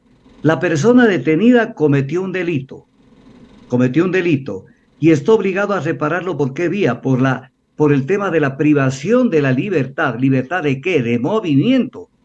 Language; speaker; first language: Spanish; native; Spanish